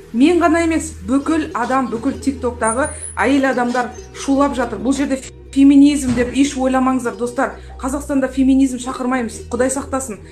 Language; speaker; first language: Kazakh; native; Kazakh